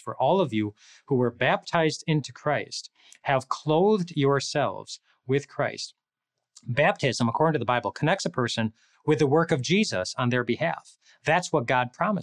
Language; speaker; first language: English; native; English